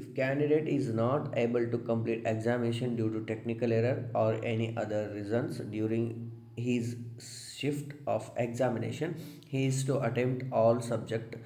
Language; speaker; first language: English; non-native, local second language; Kannada